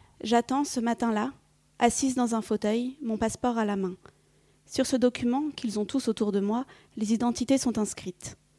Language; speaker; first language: French; early bilingual, other home language; Vietnamese